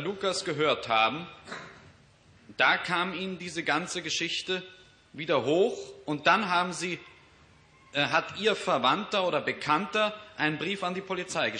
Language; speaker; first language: German; native; German